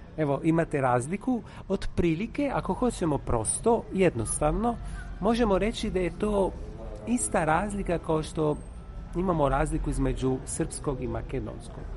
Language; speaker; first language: Serbian; non-native, fluent; Italian